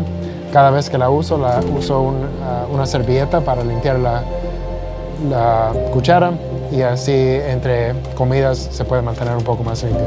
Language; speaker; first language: Spanish; early bilingual, heritage; Spanish